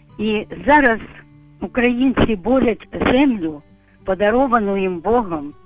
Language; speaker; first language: Ukrainian; native; Ukrainian